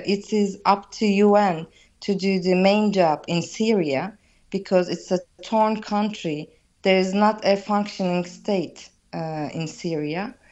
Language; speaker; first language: English; non-native, fluent; Turkish